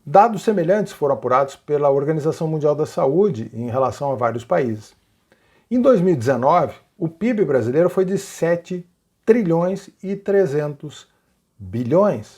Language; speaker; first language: Portuguese; native; Portuguese